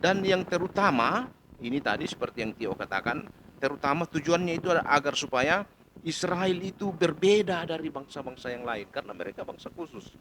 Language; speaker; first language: Indonesian; native; Indonesian